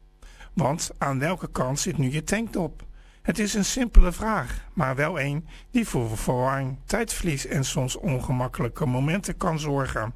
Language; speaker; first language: Dutch; native; Dutch